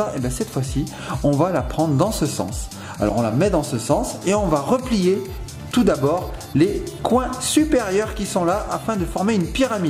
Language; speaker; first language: French; native; French